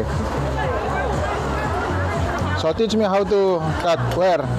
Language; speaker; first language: English; non-native, learner; Indonesian